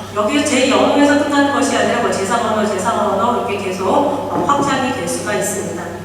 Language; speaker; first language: Korean; native; Korean